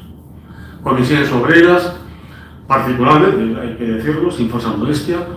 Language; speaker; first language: Spanish; native; Spanish